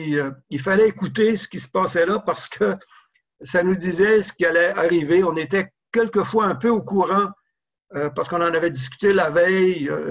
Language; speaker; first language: French; native; French